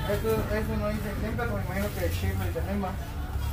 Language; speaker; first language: Spanish; native; Spanish